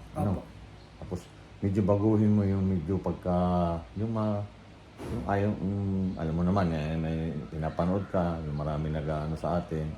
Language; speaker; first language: Filipino; native; Filipino